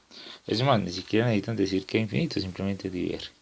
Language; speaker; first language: Spanish; native; Spanish